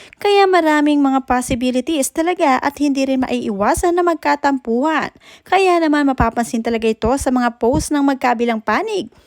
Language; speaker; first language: Filipino; native; Filipino